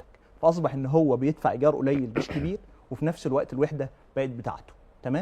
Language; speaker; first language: Arabic; native; Arabic